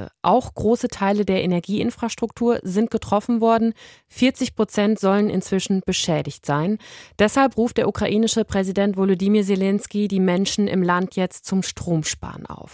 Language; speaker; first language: German; native; German